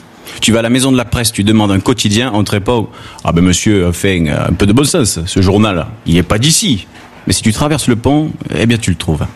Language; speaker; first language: French; native; French